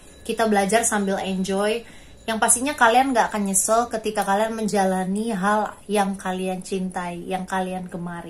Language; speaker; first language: Indonesian; native; Indonesian